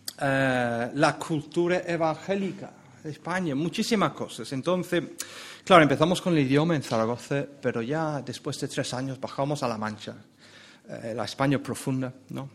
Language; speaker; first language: Spanish; non-native, fluent; English